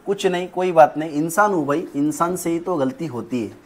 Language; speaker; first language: Hindi; non-native, local second language; Marathi